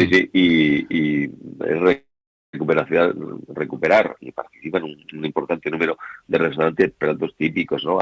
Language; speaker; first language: Spanish; native; Spanish